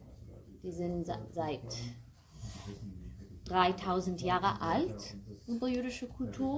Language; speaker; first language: German; non-native, fluent; English